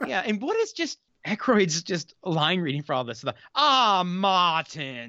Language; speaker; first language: English; native; English